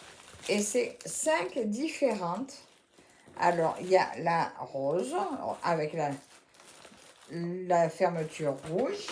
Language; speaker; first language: French; native; French